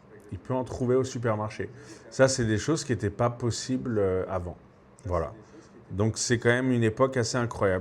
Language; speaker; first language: French; native; French